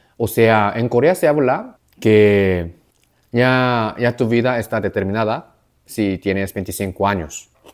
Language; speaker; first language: Spanish; non-native, fluent; Korean